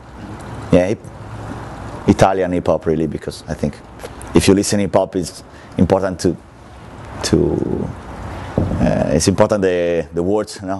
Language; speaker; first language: English; non-native, learner; Italian